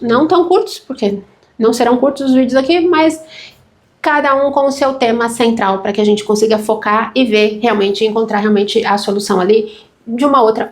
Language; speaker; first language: Portuguese; native; Portuguese